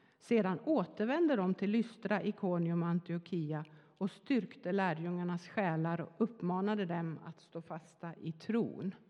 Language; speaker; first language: Swedish; native; Swedish